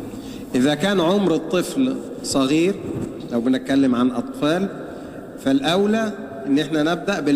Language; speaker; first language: Arabic; native; Arabic